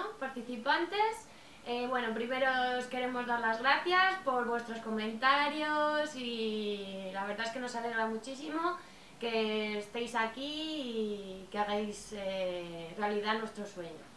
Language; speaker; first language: Spanish; native; Spanish